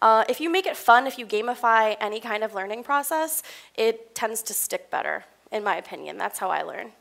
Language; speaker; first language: English; native; English